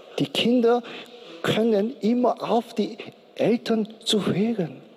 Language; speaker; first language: German; non-native, learner; Korean